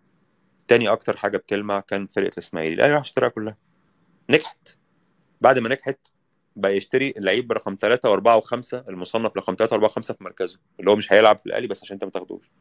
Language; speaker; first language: Arabic; native; Arabic